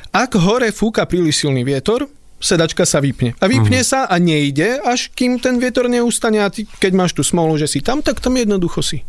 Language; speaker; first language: Slovak; native; Slovak